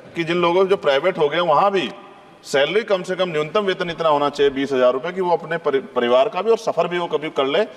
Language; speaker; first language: Hindi; native; Hindi